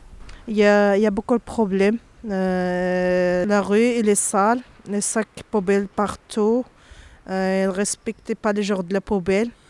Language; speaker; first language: French; non-native, learner; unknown